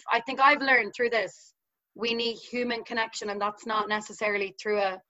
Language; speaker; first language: English; native; English